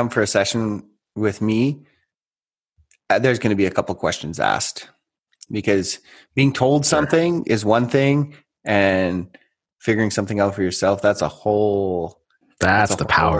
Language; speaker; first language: English; native; English